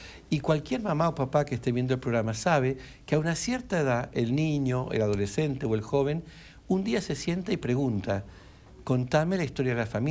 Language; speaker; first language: Spanish; native; Spanish